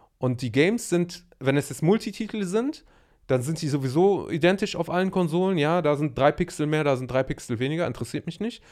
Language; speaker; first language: German; early bilingual, other home language; Arabic